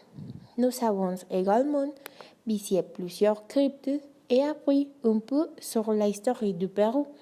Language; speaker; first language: French; non-native, learner; Spanish